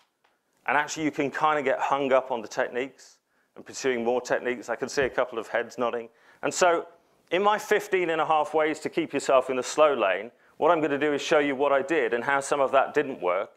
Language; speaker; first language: English; native; English